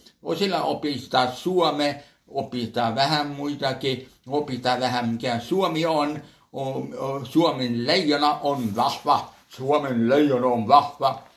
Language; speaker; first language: Finnish; early bilingual, heritage; Finnish